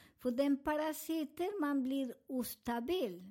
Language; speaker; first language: Swedish; non-native, fluent; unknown